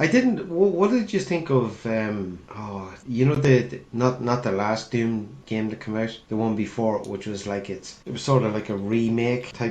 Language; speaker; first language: English; native; English